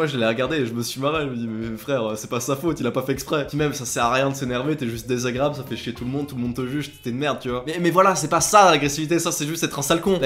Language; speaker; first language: French; native; French